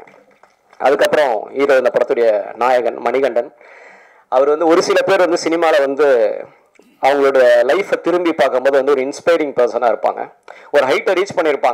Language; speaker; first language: Tamil; native; Tamil